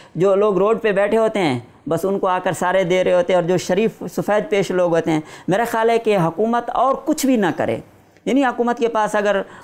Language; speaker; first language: Urdu; non-native, local second language; Saraiki